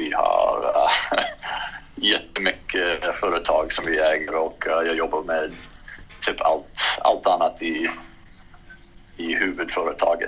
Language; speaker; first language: Swedish; non-native, fluent; English